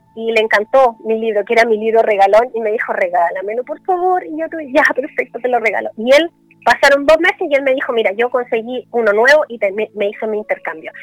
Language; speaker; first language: Spanish; native; Spanish